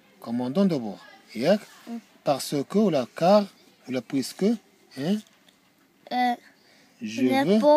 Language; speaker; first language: French; non-native, learner; Arabic